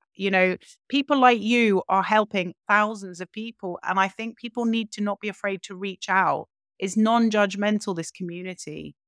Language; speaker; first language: English; native; English